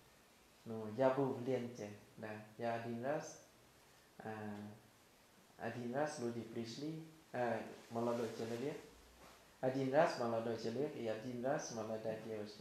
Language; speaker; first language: Russian; non-native, learner; Thai